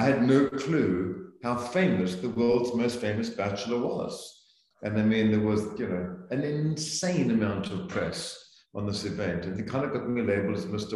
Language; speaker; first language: English; native; English